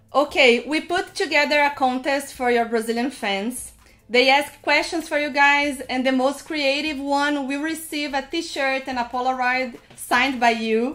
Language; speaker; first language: English; non-native, fluent; Portuguese